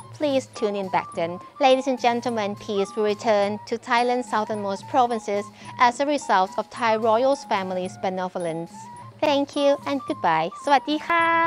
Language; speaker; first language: English; non-native, fluent; Thai